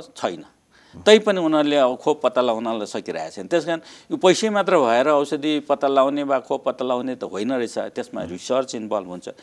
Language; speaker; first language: Nepali; native; Nepali